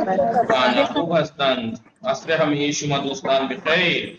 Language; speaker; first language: Persian; non-native, fluent; Urdu